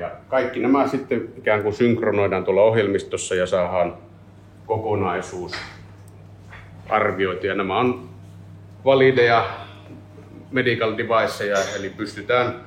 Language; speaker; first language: Finnish; native; Finnish